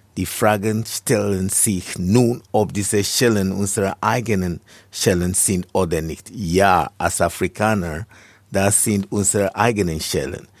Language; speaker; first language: German; non-native, fluent; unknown